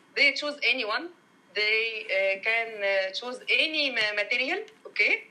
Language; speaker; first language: English; non-native, learner; Arabic